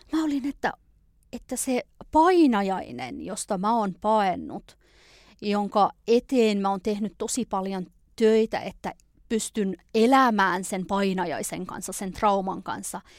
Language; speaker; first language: Finnish; early bilingual, other home language; Persian